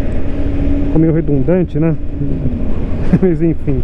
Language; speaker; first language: Portuguese; native; Portuguese